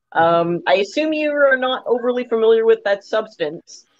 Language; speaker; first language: English; native; English